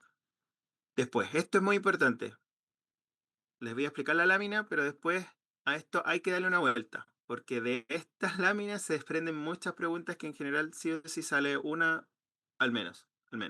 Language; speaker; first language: Spanish; native; Spanish